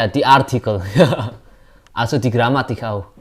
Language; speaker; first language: German; non-native, learner; Indonesian